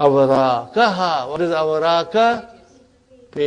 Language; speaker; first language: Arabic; non-native, fluent; Urdu